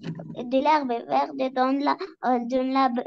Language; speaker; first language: French; non-native, learner; Arabic